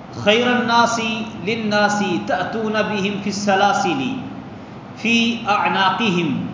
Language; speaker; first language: Urdu; non-native, local second language; Punjabi